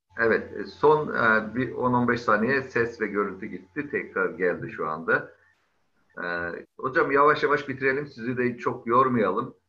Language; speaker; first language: Turkish; native; Turkish